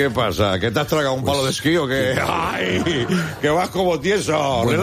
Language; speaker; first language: Spanish; native; Spanish